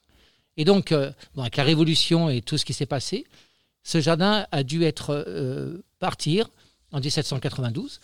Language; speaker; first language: French; native; French